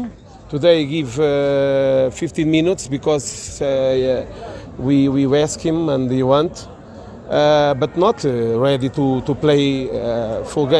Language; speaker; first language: English; non-native, learner; Portuguese